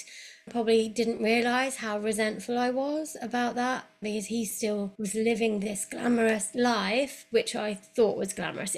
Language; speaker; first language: English; native; English